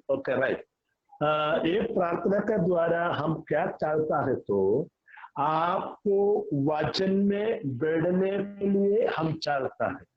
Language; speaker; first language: Hindi; non-native, local second language; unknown